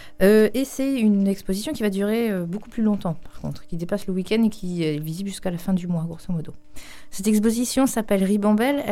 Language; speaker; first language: French; native; French